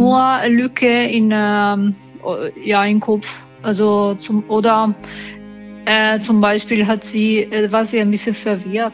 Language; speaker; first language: German; non-native, learner; Italian